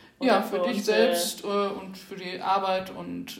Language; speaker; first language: German; native; German